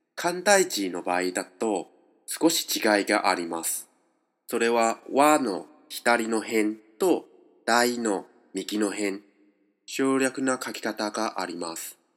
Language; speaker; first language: Japanese; non-native, fluent; Chinese